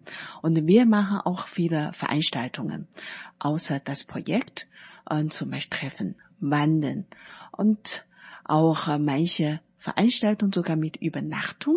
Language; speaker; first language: German; non-native, learner; Chinese